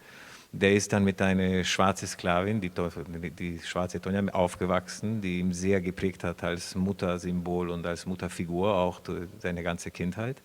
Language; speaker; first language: German; non-native, fluent; Spanish